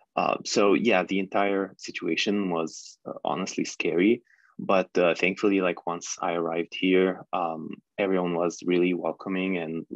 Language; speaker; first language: English; non-native, fluent; Arabic